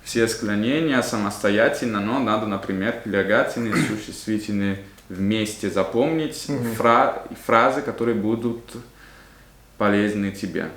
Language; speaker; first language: Russian; non-native, fluent; Italian